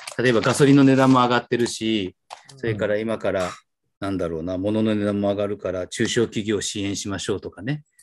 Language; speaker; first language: Japanese; native; Japanese